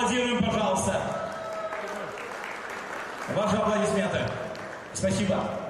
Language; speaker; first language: Russian; non-native, local second language; Uzbek